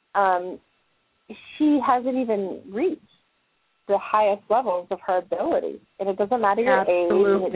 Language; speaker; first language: English; native; English